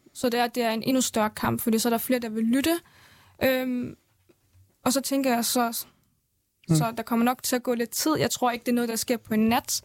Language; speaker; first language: Danish; early bilingual, other home language; Central Kurdish